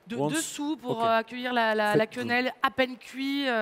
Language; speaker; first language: French; native; French